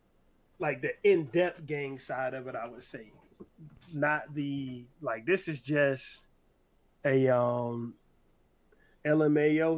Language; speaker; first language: English; native; English